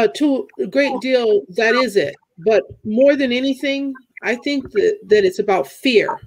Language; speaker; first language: English; native; English